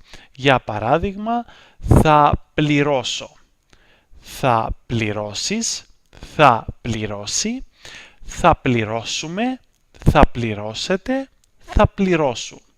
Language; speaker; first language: Greek; native; Greek